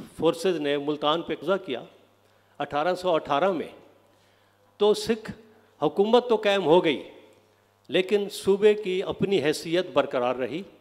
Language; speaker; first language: Urdu; non-native, local second language; Saraiki